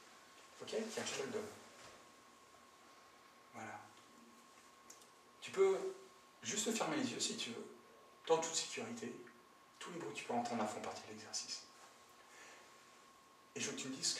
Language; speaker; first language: French; native; French